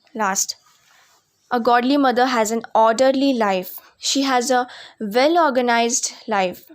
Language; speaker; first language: English; non-native, local second language; Marathi